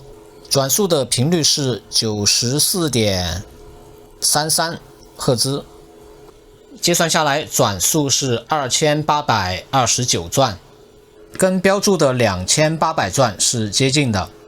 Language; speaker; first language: Chinese; native; Chinese